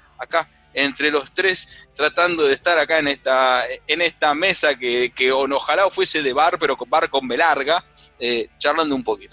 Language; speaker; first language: Spanish; native; Spanish